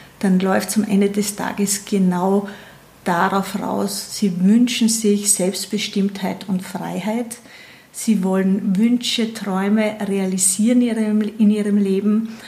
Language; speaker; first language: German; native; German